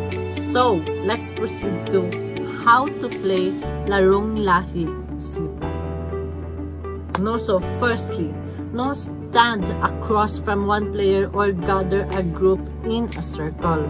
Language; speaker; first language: English; non-native, local second language; Cebuano